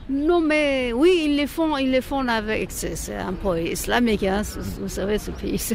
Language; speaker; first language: French; non-native, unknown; Persian